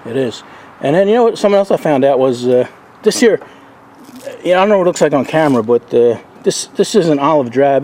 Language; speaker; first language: English; native; English